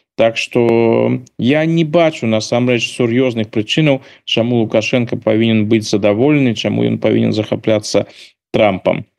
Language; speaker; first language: Belarusian; native; Belarusian